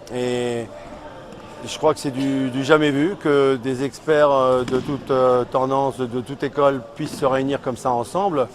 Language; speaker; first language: French; native; French